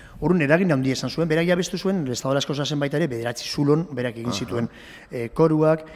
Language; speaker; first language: Basque; non-native, local second language; Spanish